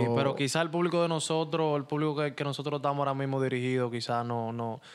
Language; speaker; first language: Spanish; native; Spanish